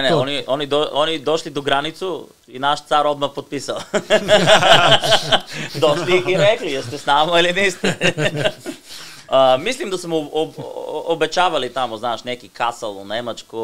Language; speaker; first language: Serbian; non-native, learner; Bulgarian